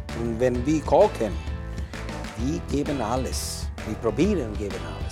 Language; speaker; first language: German; non-native, learner; Italian